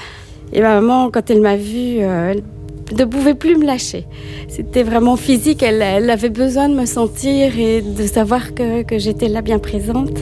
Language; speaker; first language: French; native; French